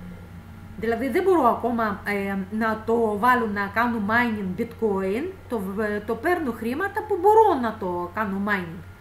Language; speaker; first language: Greek; non-native, fluent; Russian